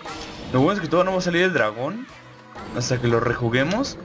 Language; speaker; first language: Spanish; native; Spanish